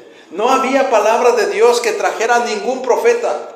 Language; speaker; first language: Spanish; native; Spanish